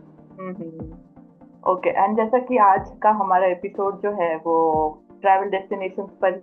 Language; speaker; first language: Hindi; native; Hindi